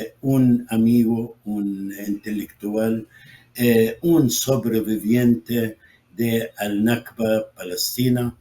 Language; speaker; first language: Spanish; non-native, fluent; Arabic